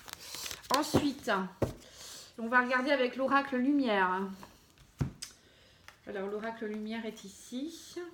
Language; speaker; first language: French; native; French